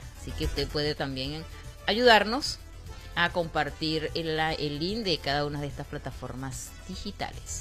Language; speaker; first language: Spanish; native; Spanish